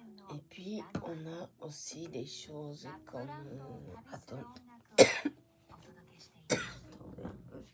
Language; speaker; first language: French; non-native, fluent; Japanese